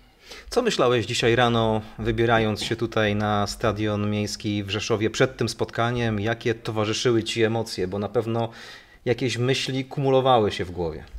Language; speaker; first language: Polish; native; Polish